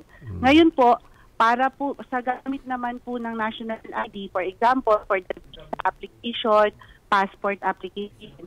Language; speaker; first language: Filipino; native; Filipino